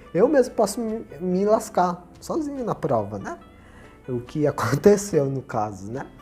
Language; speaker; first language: Portuguese; native; Portuguese